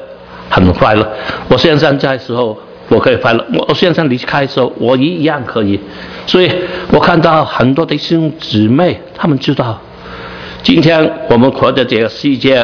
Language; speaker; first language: Chinese; non-native, learner; Cantonese